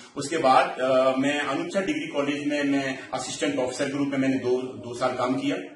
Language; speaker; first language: Hindi; native; Hindi